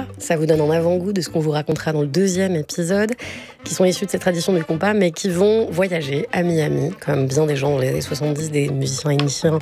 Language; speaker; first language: French; native; French